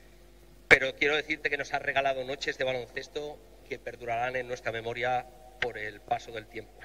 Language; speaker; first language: Spanish; native; Spanish